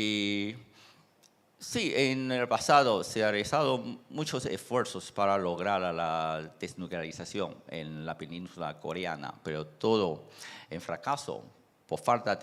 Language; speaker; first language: Spanish; non-native, fluent; Chinese